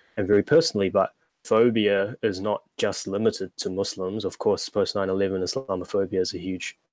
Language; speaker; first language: English; native; English